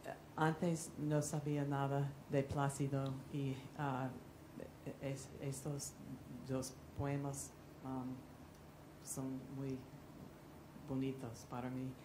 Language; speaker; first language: Spanish; non-native, learner; English